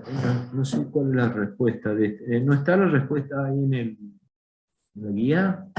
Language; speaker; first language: Spanish; native; Spanish